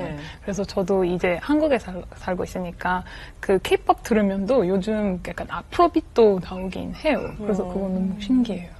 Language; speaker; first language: Korean; non-native, fluent; French